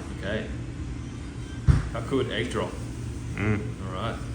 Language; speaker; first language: English; native; English